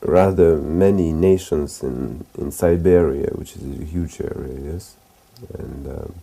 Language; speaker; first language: English; non-native, fluent; Lithuanian